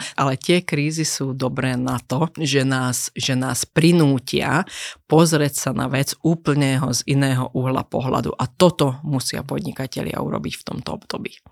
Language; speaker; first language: Slovak; non-native, local second language; Hungarian